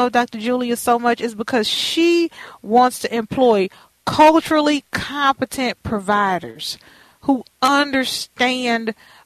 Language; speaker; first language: English; native; English